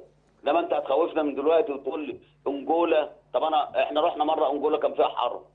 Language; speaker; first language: Arabic; native; Arabic